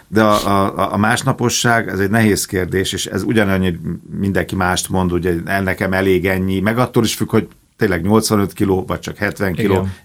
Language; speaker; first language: Hungarian; native; Hungarian